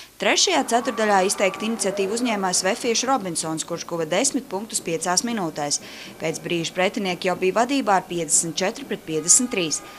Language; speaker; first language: Latvian; native; Latvian